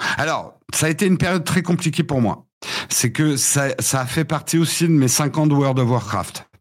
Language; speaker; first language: French; early bilingual, other home language; English